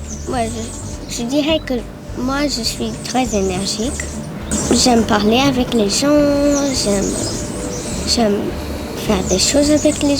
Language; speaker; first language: French; early bilingual, heritage; French